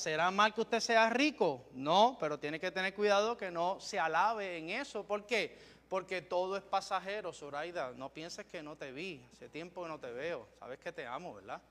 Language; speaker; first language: Spanish; native; Spanish